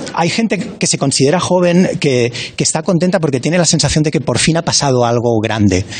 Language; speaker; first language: Spanish; native; Spanish